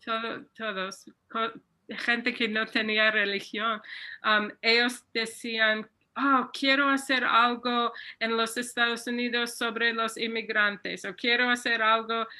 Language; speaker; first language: Spanish; non-native, fluent; English